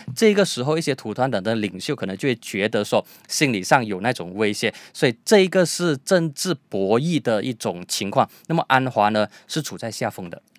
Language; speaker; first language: Chinese; native; Chinese